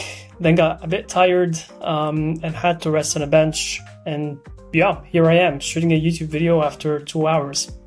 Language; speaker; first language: English; non-native, fluent; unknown